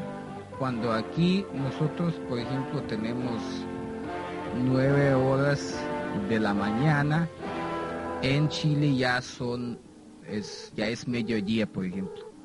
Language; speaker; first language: Spanish; non-native, fluent; Russian